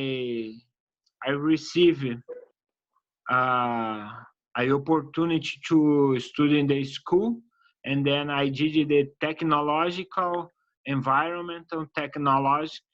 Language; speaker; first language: English; non-native, learner; Portuguese